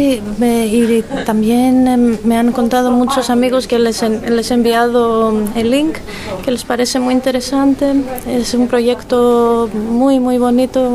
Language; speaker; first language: Spanish; non-native, fluent; Greek